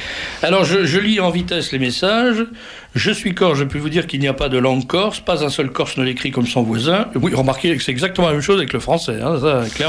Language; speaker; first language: French; native; French